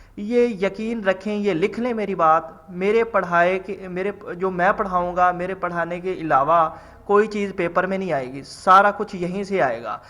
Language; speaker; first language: Urdu; non-native, local second language; Punjabi